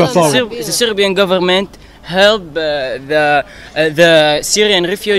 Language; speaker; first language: English; non-native, learner; Arabic